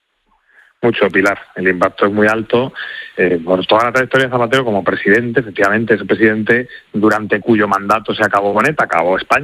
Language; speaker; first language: Spanish; native; Spanish